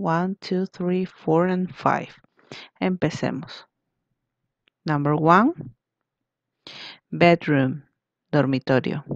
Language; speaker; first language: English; non-native, fluent; Spanish